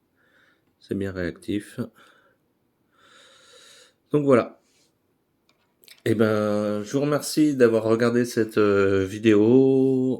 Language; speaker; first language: French; native; French